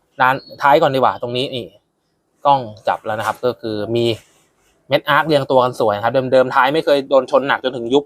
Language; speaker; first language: Thai; native; Thai